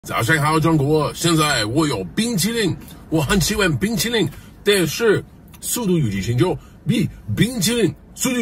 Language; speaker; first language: Chinese; non-native, learner; English